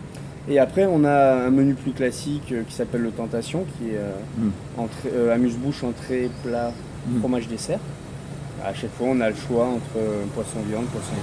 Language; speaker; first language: French; native; French